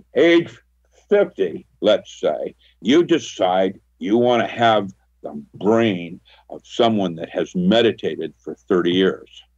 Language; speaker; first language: English; early bilingual, other home language; Filipino